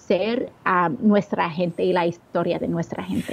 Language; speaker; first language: Spanish; early bilingual, heritage; Spanish